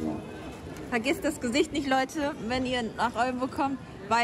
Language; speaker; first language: German; native; German